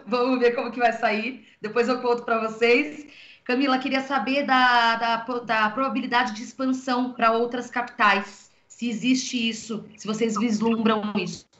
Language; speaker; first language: Portuguese; native; Portuguese